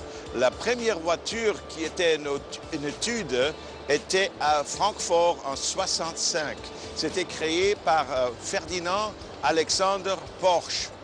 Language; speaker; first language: French; non-native, fluent; German